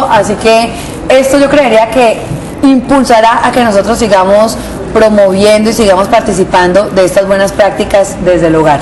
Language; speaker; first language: Spanish; native; Spanish